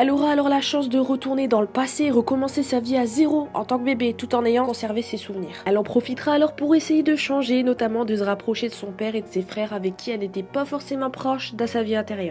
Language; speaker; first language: French; native; French